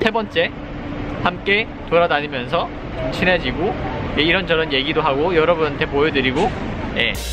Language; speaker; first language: Korean; native; Korean